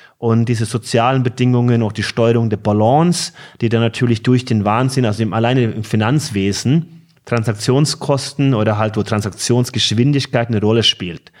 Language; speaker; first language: German; non-native, fluent; Norwegian